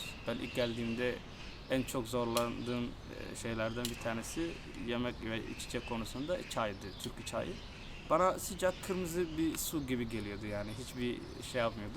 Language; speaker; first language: Turkish; non-native, fluent; Somali